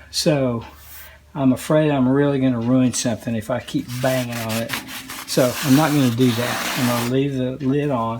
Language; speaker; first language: English; native; English